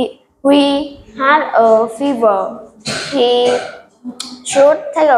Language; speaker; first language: English; non-native, learner; Vietnamese